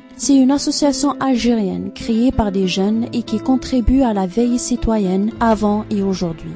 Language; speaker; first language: French; non-native, local second language; Arabic